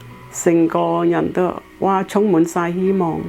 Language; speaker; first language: Cantonese; early bilingual, heritage; Cantonese